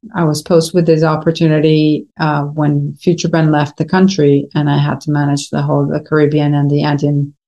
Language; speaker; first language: English; non-native, fluent; Spanish